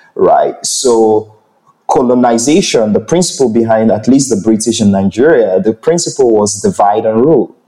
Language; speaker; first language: English; non-native, local second language; Igbo